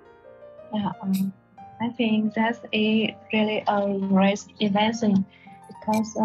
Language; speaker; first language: English; non-native, learner; Vietnamese